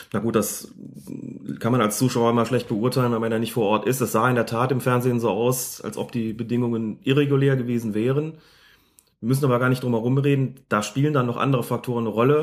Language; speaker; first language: German; native; German